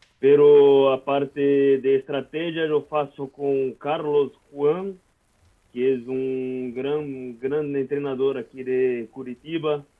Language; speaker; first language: Spanish; non-native, learner; Portuguese